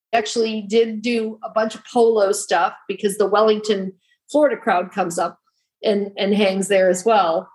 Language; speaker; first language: English; native; English